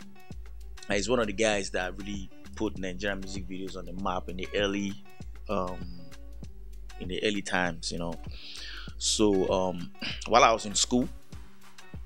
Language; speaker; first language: English; non-native, local second language; Yoruba